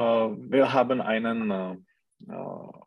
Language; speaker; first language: German; non-native, learner; Czech